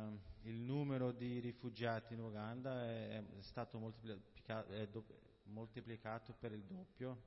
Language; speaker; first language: Italian; non-native, fluent; Portuguese